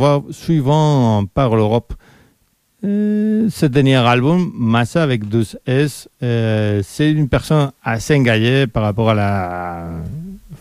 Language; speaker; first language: French; non-native, fluent; Spanish